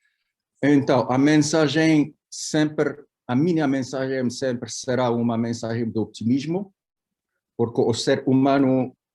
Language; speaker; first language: Portuguese; non-native, fluent; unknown